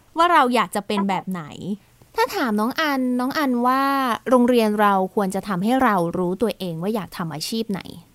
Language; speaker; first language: Thai; native; Thai